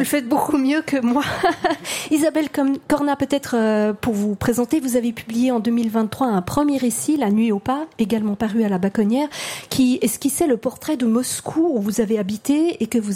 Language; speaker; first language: French; native; French